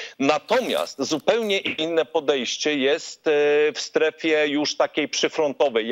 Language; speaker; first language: Polish; native; Polish